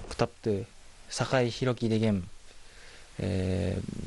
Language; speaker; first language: Kazakh; non-native, learner; Japanese